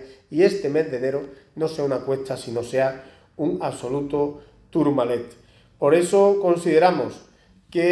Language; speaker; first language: Spanish; native; Spanish